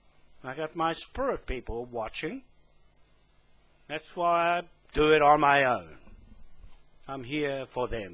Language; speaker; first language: English; native; English